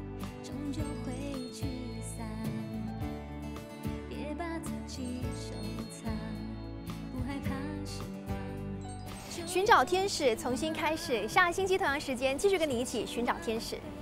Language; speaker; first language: Chinese; native; Chinese